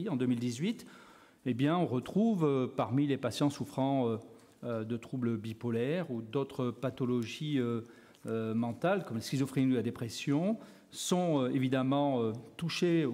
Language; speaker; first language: French; native; French